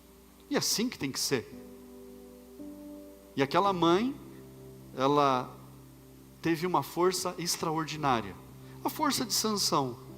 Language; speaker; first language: Portuguese; native; Portuguese